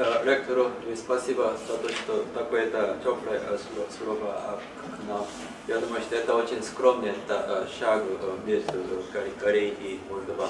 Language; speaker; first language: Russian; non-native, learner; Korean